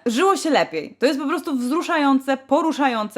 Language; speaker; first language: Polish; native; Polish